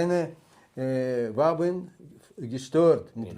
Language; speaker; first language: German; non-native, learner; Russian